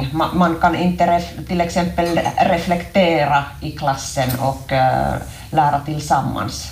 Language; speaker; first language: Swedish; non-native, local second language; Finnish